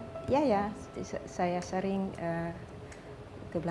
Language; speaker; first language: Indonesian; non-native, learner; Dutch